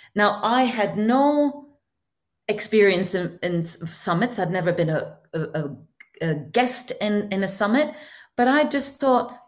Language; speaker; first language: English; non-native, fluent; Norwegian